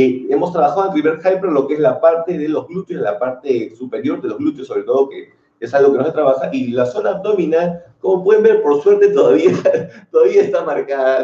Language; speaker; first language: Spanish; native; Spanish